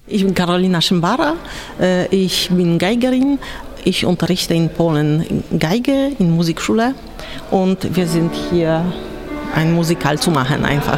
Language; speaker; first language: German; non-native, learner; Polish